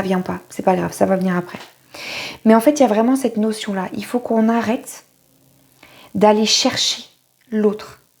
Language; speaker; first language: French; native; French